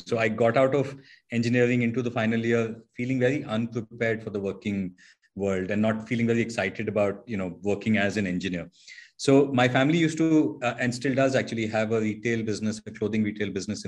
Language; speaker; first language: English; non-native, local second language; Hindi